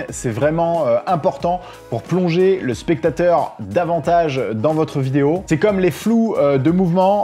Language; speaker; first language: French; native; French